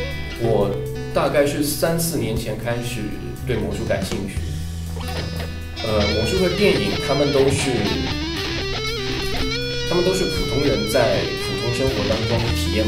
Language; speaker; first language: Chinese; native; Chinese